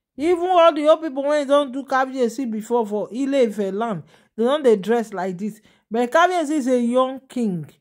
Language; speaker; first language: Nigerian Pidgin; non-native, local second language; Yoruba